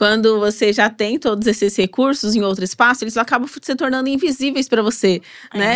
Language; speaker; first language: Portuguese; native; Portuguese